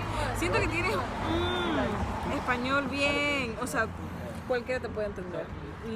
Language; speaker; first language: Spanish; native; Spanish